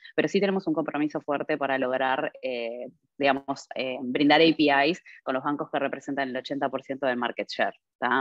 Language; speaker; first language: Spanish; native; Spanish